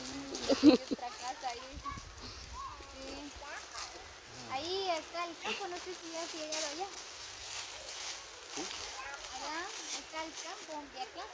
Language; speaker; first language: Spanish; native; Spanish